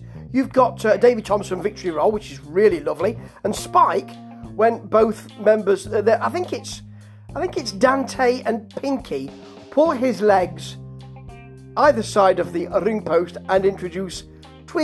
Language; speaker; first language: English; native; English